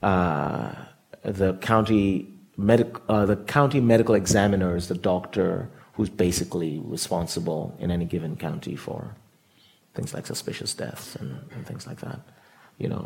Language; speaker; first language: English; non-native, local second language; Yoruba